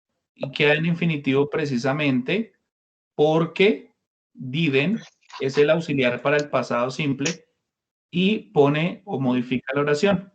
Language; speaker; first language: Spanish; non-native, fluent; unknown